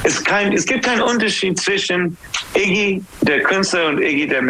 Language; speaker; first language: German; non-native, learner; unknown